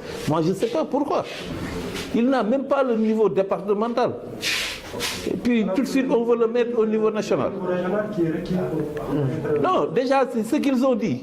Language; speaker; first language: French; non-native, local second language; Wolof